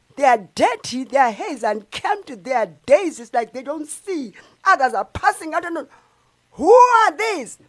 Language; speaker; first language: English; non-native, local second language; Xhosa